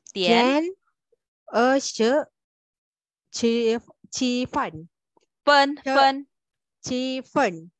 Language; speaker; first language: Chinese; non-native, learner; Malay